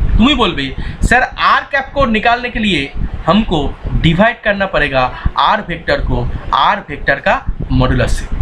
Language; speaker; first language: Hindi; non-native, local second language; Bangla